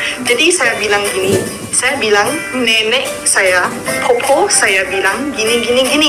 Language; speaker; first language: Indonesian; non-native, fluent; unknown